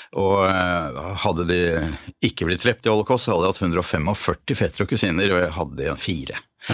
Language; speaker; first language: Norwegian; early bilingual, other home language; Hungarian